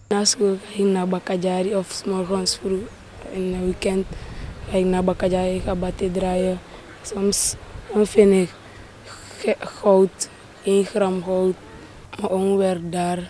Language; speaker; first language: Dutch; non-native, local second language; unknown